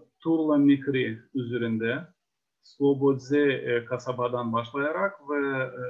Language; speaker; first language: Turkish; non-native, fluent; Ukrainian